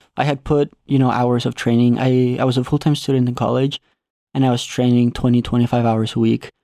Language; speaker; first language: English; non-native, fluent; Spanish